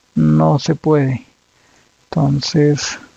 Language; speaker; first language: Spanish; native; Spanish